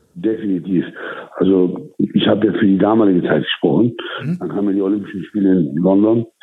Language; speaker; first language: German; early bilingual, other home language; Turkish